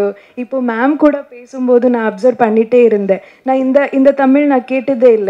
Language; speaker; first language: Tamil; non-native, learner; Kannada